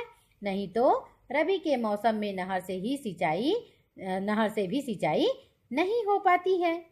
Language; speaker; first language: Hindi; native; Hindi